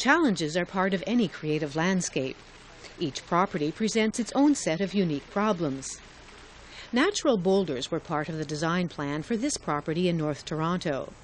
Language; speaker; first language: English; native; English